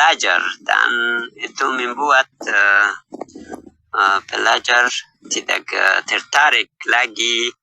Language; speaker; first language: Indonesian; non-native, learner; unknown